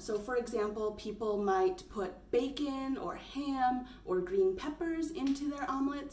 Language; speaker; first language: English; native; English